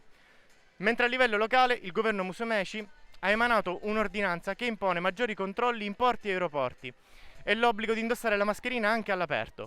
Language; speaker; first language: Italian; native; Italian